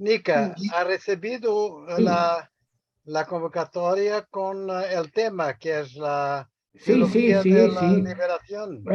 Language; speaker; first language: Spanish; non-native, fluent; Portuguese